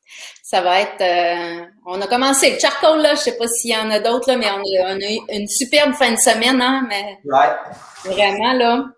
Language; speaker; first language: French; native; French